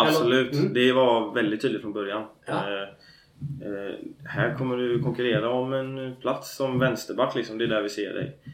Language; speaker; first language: Swedish; native; Swedish